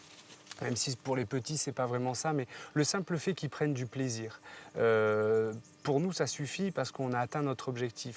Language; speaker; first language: French; native; French